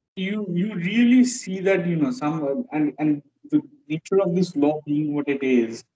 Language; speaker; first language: English; non-native, local second language; Bangla